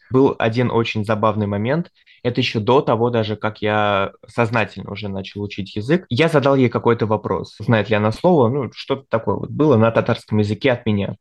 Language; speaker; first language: Russian; native; Russian